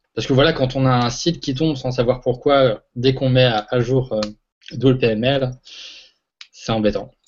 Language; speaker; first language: French; native; French